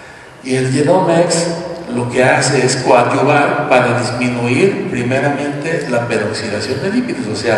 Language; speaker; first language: Spanish; native; Spanish